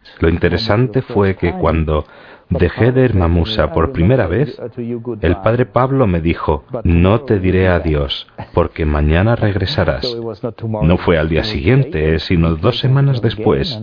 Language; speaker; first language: Spanish; non-native, fluent; German